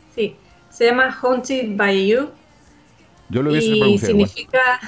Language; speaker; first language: Spanish; native; Spanish